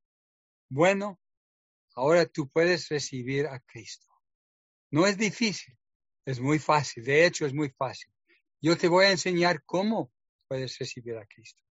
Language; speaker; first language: Spanish; non-native, fluent; English